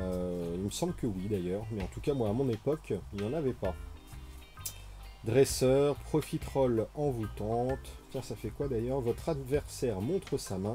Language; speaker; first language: French; native; French